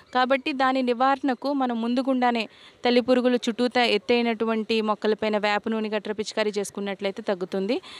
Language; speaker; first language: Telugu; native; Telugu